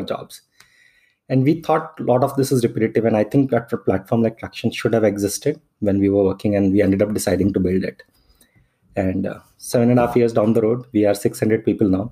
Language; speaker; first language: English; non-native, local second language; Hindi